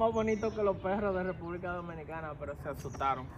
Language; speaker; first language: Spanish; native; Spanish